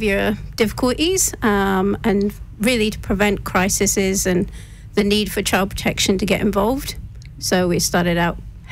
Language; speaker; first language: English; native; English